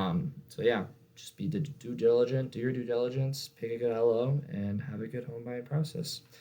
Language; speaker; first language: English; native; English